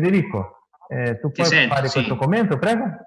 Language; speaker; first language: Italian; non-native, fluent; Portuguese